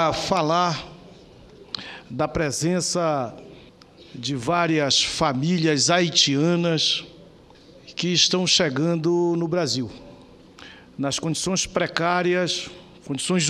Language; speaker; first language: Portuguese; native; Portuguese